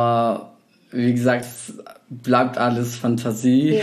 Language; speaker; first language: German; non-native, fluent; Arabic